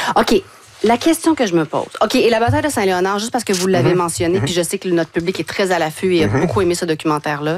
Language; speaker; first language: French; native; French